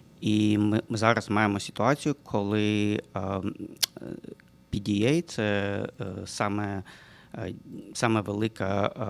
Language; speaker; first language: Ukrainian; non-native, local second language; Russian